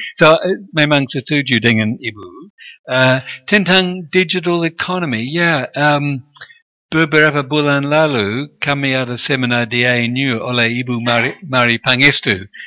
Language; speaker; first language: Indonesian; non-native, fluent; English